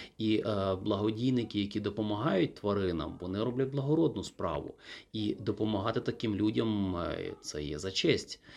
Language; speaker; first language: Ukrainian; native; Ukrainian